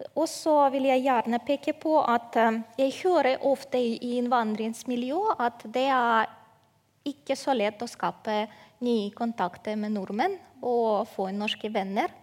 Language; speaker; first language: Norwegian; non-native, fluent; Ukrainian